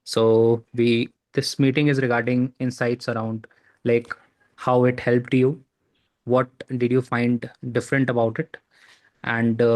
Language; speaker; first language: English; non-native, local second language; Hindi